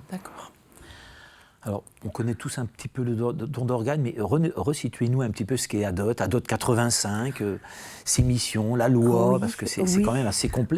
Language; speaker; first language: French; native; French